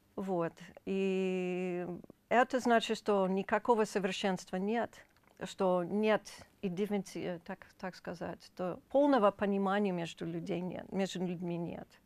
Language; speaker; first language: Russian; non-native, fluent; English